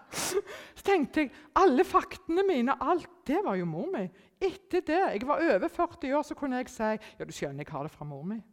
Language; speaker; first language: Norwegian; early bilingual, other home language; German